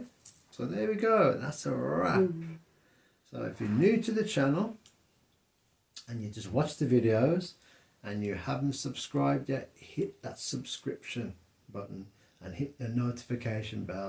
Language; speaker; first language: English; native; English